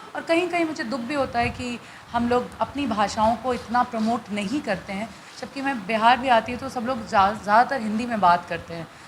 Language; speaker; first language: Hindi; non-native, local second language; Bhojpuri